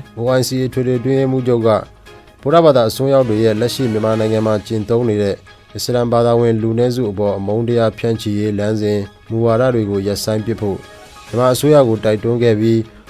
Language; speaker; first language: Burmese; non-native, local second language; Rohingya